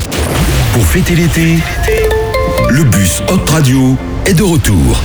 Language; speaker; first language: French; native; French